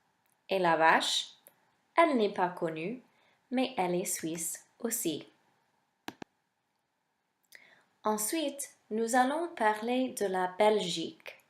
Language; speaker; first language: French; non-native, fluent; English